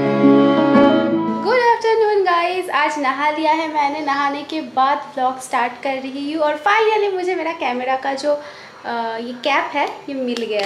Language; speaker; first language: Hindi; non-native, local second language; Bangla